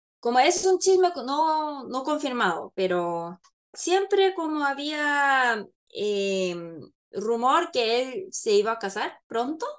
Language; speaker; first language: Spanish; non-native, fluent; Korean